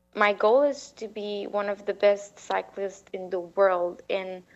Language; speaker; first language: English; non-native, fluent; French